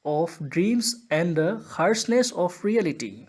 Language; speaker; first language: English; non-native, local second language; Assamese